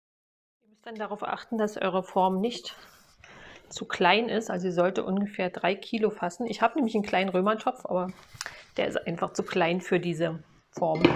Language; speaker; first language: German; native; German